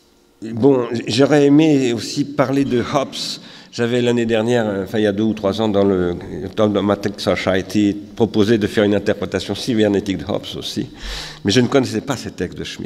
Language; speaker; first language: French; native; French